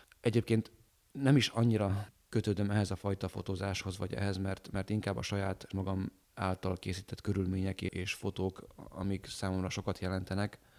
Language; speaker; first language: Hungarian; native; Hungarian